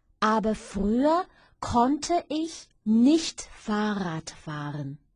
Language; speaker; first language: German; non-native, fluent; Chinese